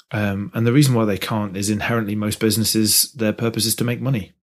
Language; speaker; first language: English; native; English